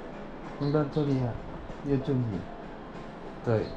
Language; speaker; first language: Chinese; non-native, fluent; Filipino